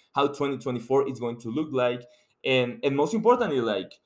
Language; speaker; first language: English; non-native, fluent; Spanish